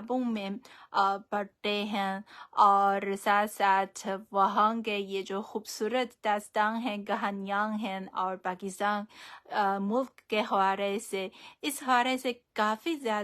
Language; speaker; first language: Urdu; non-native, fluent; Chinese